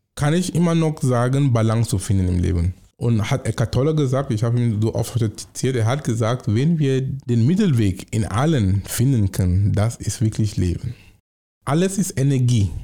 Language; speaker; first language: German; non-native, fluent; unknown